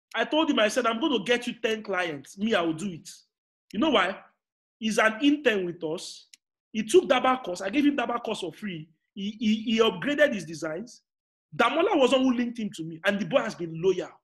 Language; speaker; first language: English; non-native, local second language; Igbo